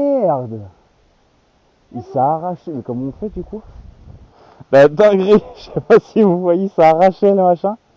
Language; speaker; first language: French; native; French